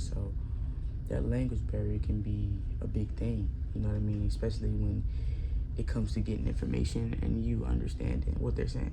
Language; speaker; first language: English; native; English